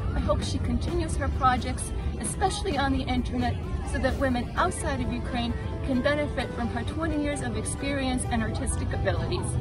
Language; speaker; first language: English; early bilingual, other home language; Ukrainian